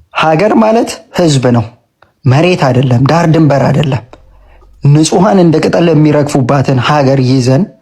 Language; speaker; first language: Amharic; non-native, local second language; Oromo